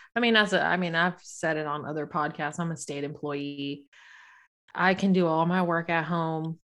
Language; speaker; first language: English; native; English